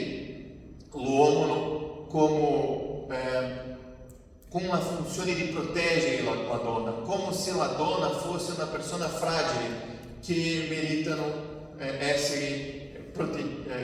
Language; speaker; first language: Italian; non-native, fluent; Portuguese